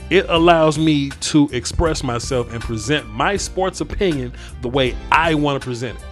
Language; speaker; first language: English; native; English